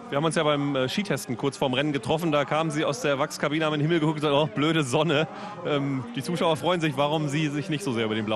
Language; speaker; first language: German; native; German